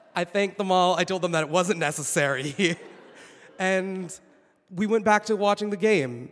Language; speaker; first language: English; non-native, fluent; Arabic